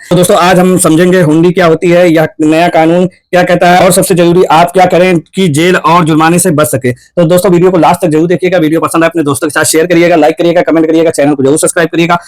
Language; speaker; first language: Hindi; native; Hindi